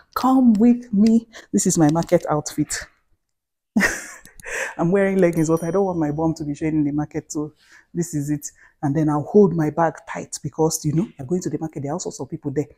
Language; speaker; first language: English; non-native, local second language; Hausa